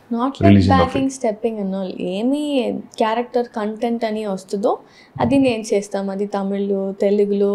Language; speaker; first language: Telugu; non-native, learner; Tamil